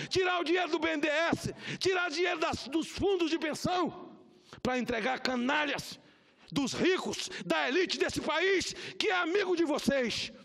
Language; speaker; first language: Portuguese; native; Portuguese